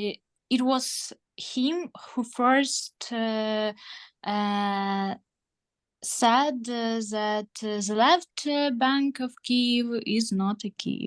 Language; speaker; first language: English; non-native, learner; Ukrainian